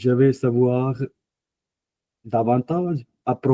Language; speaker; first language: French; non-native, fluent; Punjabi